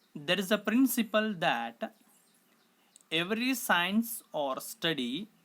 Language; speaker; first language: English; non-native, local second language; Kannada